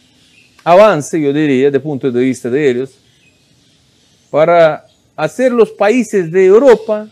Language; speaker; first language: Spanish; non-native, fluent; Russian